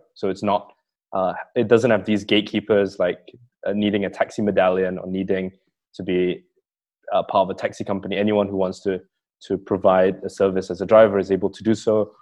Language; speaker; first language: English; native; English